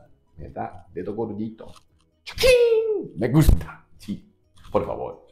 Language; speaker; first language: Spanish; non-native, learner; Japanese